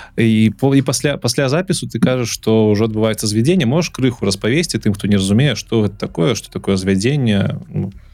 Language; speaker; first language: Belarusian; non-native, local second language; Russian